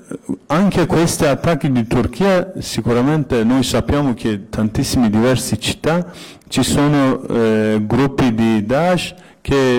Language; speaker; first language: Italian; non-native, fluent; Kurdish